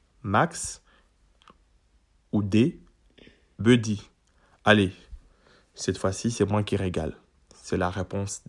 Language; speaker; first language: French; native; French